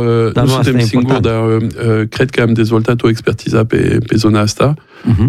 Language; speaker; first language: Romanian; non-native, learner; French